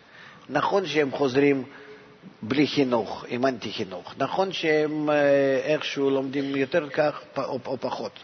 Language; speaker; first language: Hebrew; non-native, fluent; Russian